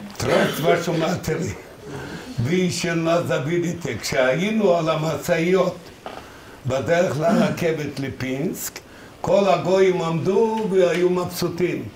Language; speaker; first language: Hebrew; non-native, fluent; Yiddish